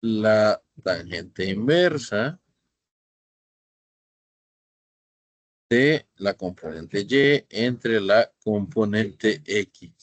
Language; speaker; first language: Spanish; native; Spanish